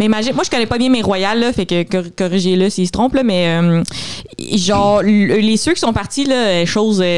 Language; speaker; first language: French; native; French